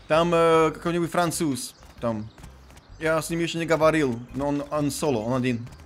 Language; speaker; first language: Russian; non-native, learner; Slovak